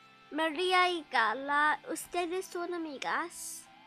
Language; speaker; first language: Spanish; non-native, learner; English